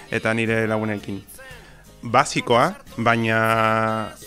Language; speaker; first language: Basque; non-native, learner; Spanish